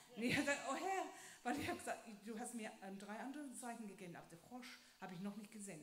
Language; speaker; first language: German; non-native, fluent; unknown